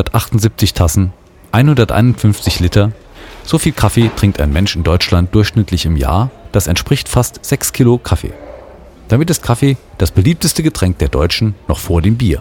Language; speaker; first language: German; native; German